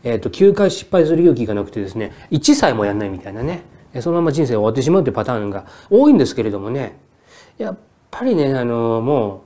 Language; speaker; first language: Japanese; native; Japanese